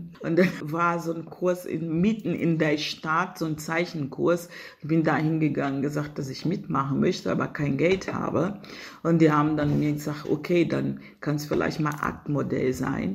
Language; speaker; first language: German; non-native, fluent; Portuguese